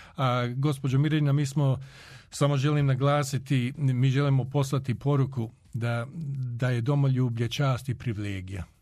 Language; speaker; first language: Croatian; early bilingual, heritage; Croatian